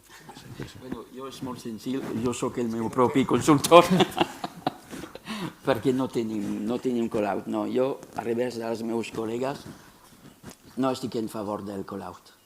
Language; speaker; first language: Catalan; non-native, fluent; French